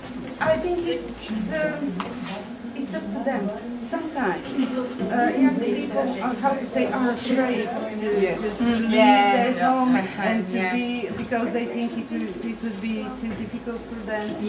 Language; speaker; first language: English; non-native, fluent; Bulgarian